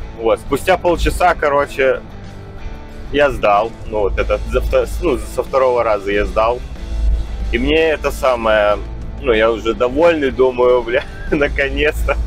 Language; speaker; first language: Russian; native; Russian